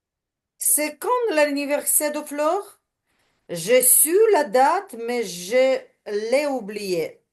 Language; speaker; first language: French; non-native, learner; Ukrainian